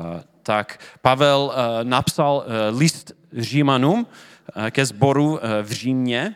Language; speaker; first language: Czech; non-native, fluent; English